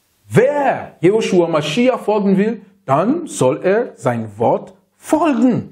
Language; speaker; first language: German; non-native, learner; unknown